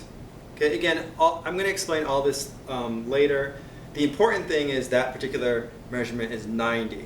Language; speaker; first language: English; native; English